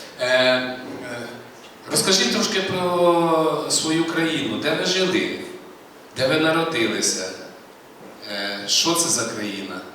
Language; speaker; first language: Ukrainian; native; Ukrainian